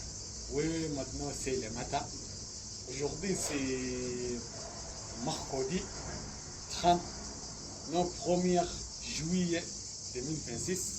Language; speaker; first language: French; non-native, learner; Arabic